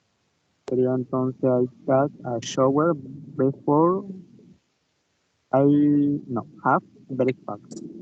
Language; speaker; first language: English; non-native, learner; Spanish